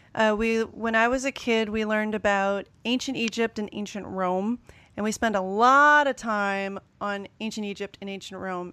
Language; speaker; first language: English; native; English